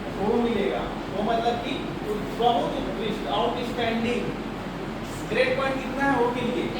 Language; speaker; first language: Hindi; native; Hindi